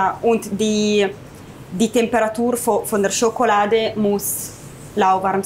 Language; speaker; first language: German; non-native, fluent; Italian